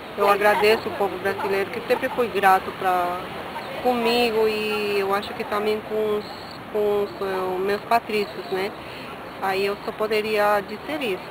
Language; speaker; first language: Portuguese; non-native, fluent; Spanish